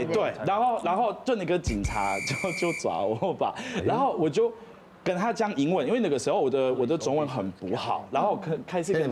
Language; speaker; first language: Chinese; non-native, fluent; French